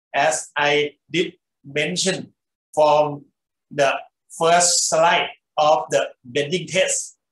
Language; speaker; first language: English; non-native, fluent; Thai